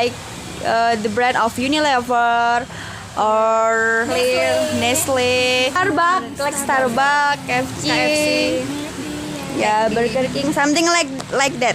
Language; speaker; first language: English; non-native, learner; Indonesian